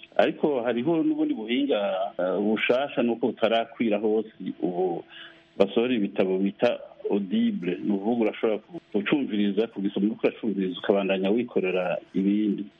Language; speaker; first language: Rundi; native; Rundi